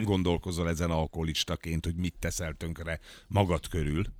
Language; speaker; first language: Hungarian; native; Hungarian